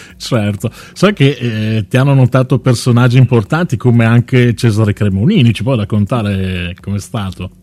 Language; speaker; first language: Italian; native; Italian